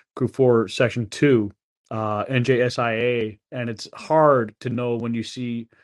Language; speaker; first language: English; native; English